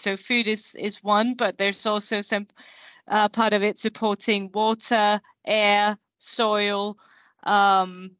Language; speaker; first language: English; non-native, fluent; Danish